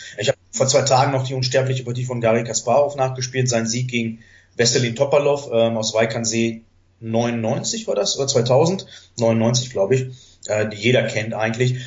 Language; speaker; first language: German; early bilingual, other home language; Greek